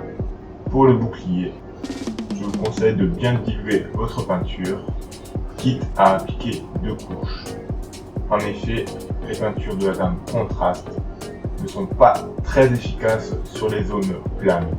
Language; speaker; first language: French; native; French